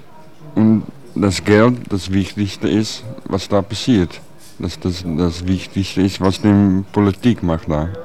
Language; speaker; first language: German; non-native, learner; Dutch